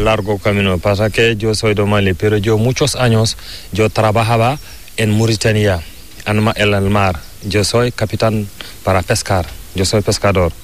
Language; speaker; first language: Spanish; non-native, learner; Fula